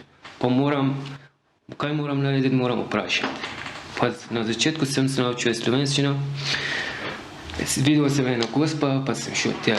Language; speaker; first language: Slovenian; non-native, learner; Persian